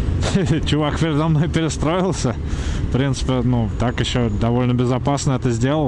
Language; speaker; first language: Russian; native; Russian